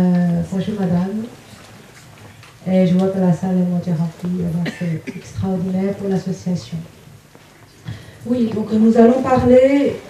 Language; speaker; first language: French; non-native, fluent; Chinese